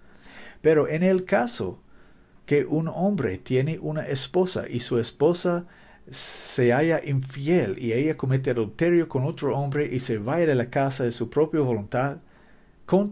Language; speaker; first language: Spanish; non-native, learner; English